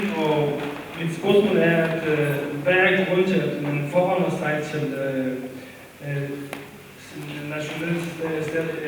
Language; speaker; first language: Danish; non-native, learner; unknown